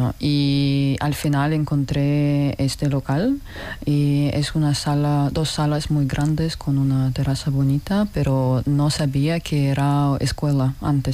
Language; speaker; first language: Spanish; non-native, fluent; Russian